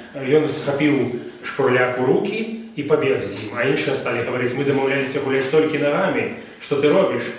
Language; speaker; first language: Belarusian; non-native, local second language; Russian